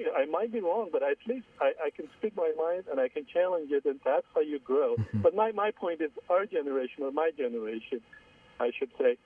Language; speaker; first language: English; non-native, fluent; Armenian